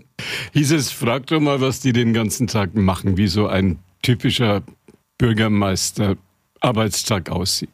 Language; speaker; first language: German; native; German